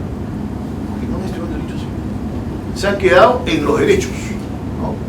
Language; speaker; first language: Spanish; native; Spanish